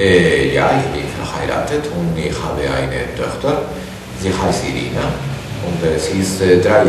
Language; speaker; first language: German; non-native, learner; Spanish